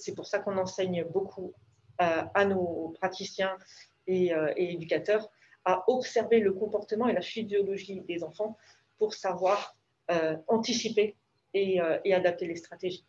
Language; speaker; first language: French; native; French